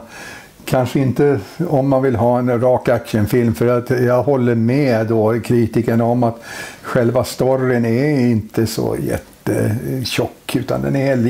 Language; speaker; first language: Swedish; native; Swedish